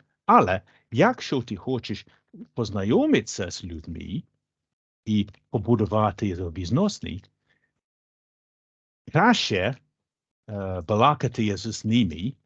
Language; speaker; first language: Ukrainian; non-native, learner; English